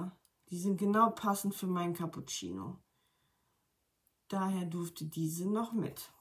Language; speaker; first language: German; native; German